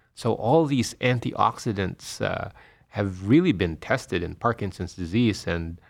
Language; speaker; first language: English; non-native, local second language; Filipino